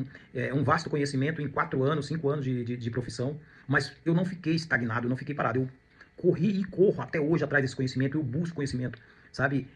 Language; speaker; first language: Portuguese; native; Portuguese